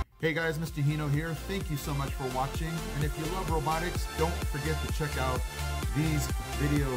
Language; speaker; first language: English; native; English